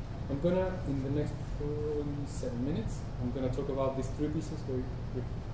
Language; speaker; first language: English; early bilingual, other home language; Spanish